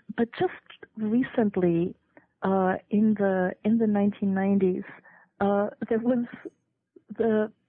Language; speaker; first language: English; non-native, fluent; German